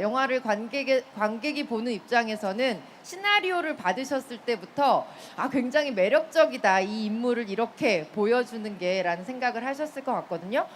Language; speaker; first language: Korean; native; Korean